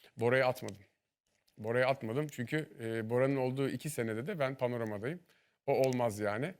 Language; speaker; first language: Turkish; native; Turkish